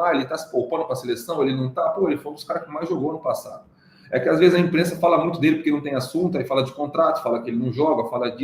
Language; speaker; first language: Portuguese; native; Portuguese